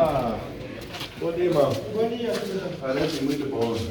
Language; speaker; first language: Portuguese; non-native, learner; English